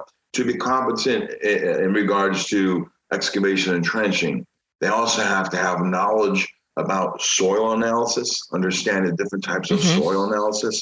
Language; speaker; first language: English; native; English